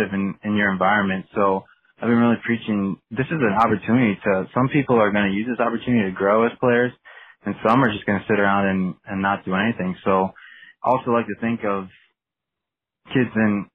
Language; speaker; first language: English; native; English